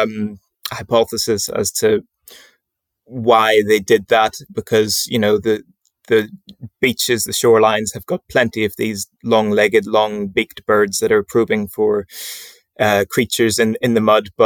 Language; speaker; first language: English; native; English